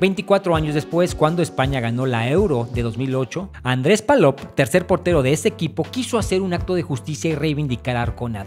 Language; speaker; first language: Spanish; native; Spanish